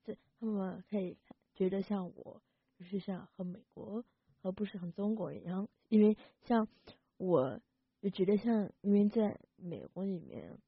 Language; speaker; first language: Chinese; early bilingual, heritage; Chinese